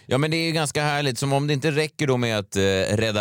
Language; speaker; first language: Swedish; native; Swedish